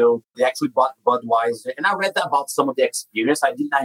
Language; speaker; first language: English; non-native, fluent; Portuguese